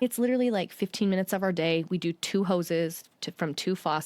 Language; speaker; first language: English; native; English